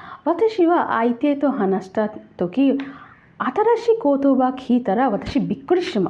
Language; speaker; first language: Japanese; non-native, learner; Bangla